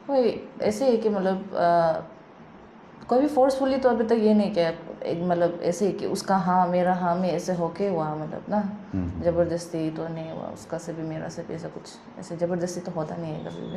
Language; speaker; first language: Hindi; non-native, local second language; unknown